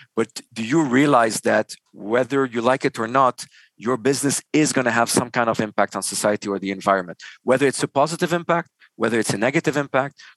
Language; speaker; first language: English; non-native, fluent; Arabic